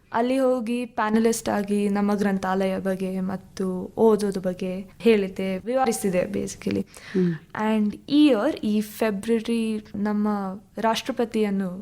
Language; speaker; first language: Kannada; non-native, local second language; Kodava